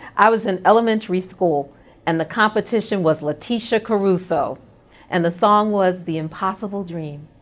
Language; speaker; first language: English; native; English